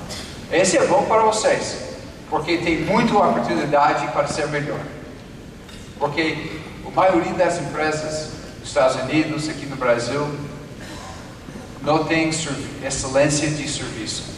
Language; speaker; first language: Portuguese; non-native, fluent; English